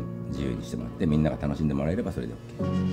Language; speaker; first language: Japanese; native; Japanese